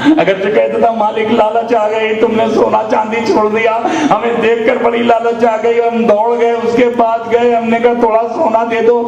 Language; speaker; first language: Urdu; native; Urdu